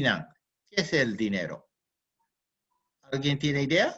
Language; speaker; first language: Spanish; non-native, fluent; Japanese